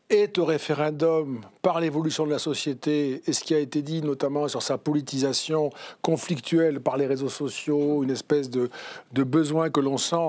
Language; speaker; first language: French; native; French